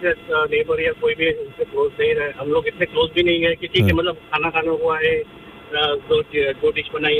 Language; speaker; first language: Hindi; non-native, local second language; Marathi